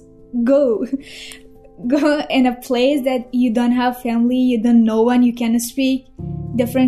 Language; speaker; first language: English; non-native, fluent; Persian